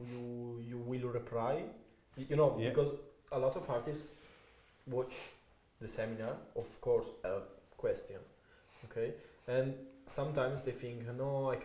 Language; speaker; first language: English; non-native, fluent; Italian